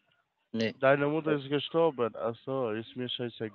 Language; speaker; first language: German; non-native, learner; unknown